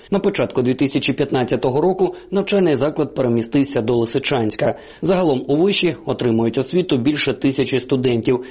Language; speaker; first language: Ukrainian; native; Ukrainian